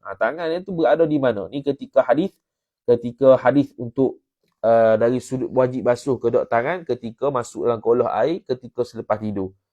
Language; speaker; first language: Malay; native; Malay